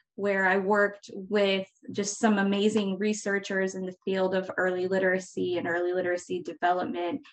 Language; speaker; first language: English; native; English